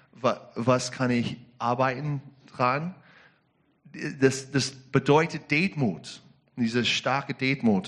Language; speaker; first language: German; non-native, learner; English